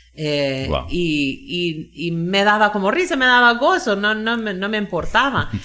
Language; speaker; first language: Spanish; non-native, fluent; English